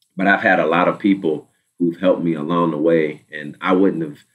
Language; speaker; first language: English; native; English